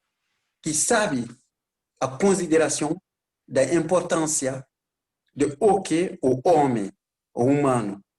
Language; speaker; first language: Portuguese; non-native, learner; Bambara